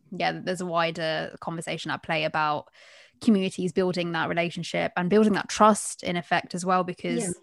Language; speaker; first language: English; early bilingual, other home language; Bangla